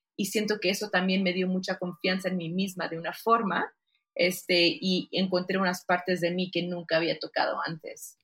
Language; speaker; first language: Spanish; early bilingual, heritage; Spanish